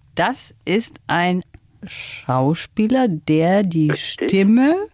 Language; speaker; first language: German; native; German